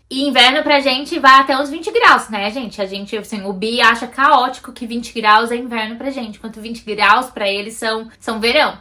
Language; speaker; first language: Portuguese; native; Portuguese